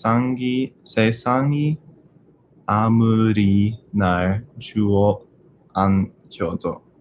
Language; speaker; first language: Korean; non-native, learner; English